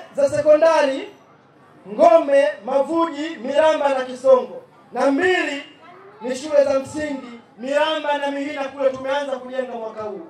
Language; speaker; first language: Swahili; native; Swahili